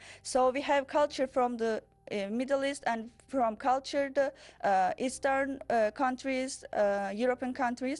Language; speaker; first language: English; non-native, learner; Turkish